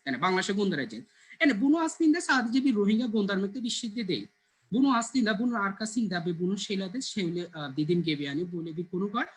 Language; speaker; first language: Turkish; non-native, learner; Bangla